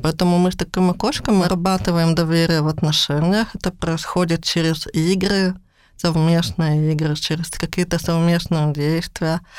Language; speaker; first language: Russian; native; Russian